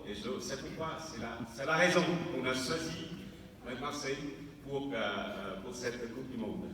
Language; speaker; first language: French; non-native, fluent; Vietnamese